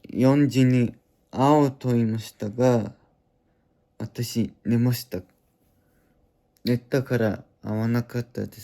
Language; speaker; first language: Japanese; non-native, learner; Mongolian